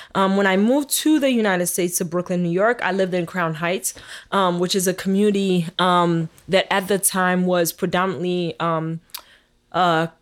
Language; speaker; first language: English; early bilingual, other home language; Haitian Creole